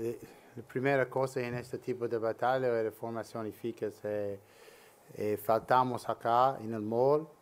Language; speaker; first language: Spanish; non-native, learner; English